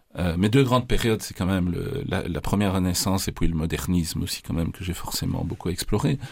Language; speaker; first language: French; native; French